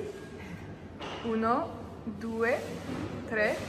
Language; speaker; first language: Italian; non-native, learner; French